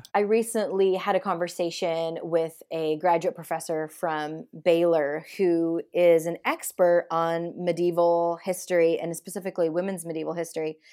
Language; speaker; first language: English; early bilingual, other home language; Hindi